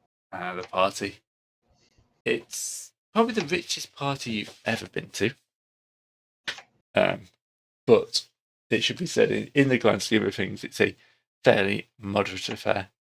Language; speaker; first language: English; native; English